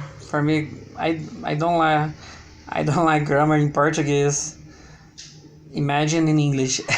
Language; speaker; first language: English; non-native, learner; Portuguese